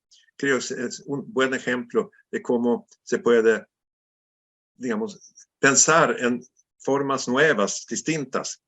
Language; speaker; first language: Spanish; non-native, fluent; Swedish